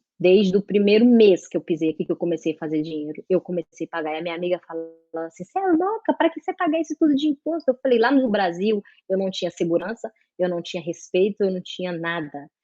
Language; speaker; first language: Portuguese; native; Portuguese